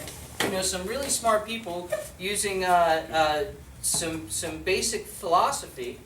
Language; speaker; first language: English; native; English